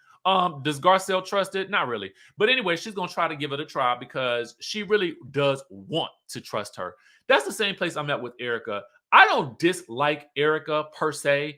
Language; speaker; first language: English; native; English